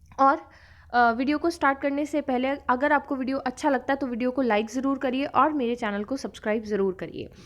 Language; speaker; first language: Hindi; native; Hindi